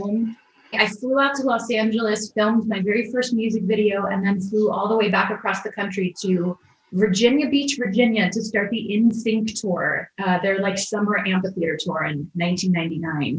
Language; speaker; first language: English; native; English